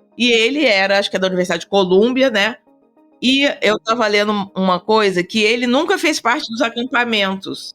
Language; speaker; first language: Portuguese; native; Portuguese